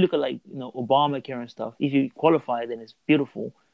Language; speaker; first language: English; non-native, local second language; Yoruba